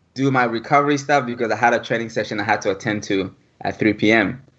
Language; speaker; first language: English; early bilingual, other home language; French